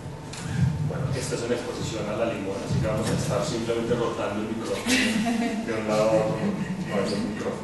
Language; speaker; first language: Spanish; native; Spanish